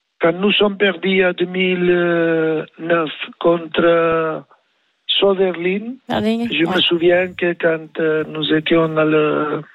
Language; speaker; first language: French; non-native, learner; Spanish